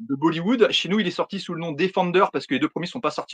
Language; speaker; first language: French; native; French